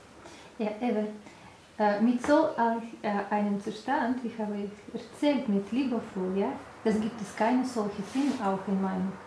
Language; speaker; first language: German; non-native, learner; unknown